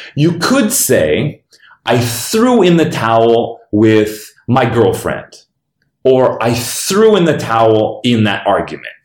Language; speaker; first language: English; native; English